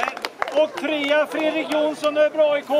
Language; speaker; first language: Swedish; native; Swedish